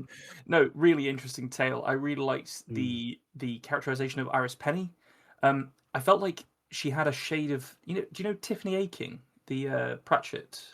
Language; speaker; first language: English; native; English